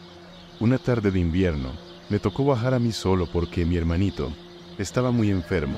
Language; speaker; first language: Spanish; native; Spanish